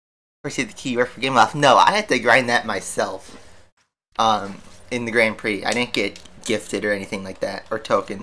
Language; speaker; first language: English; native; English